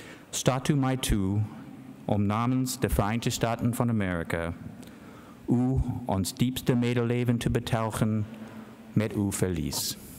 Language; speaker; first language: Dutch; non-native, learner; English